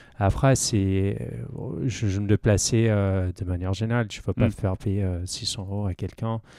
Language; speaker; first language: French; non-native, fluent; English